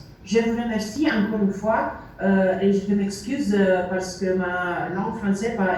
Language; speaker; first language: French; non-native, learner; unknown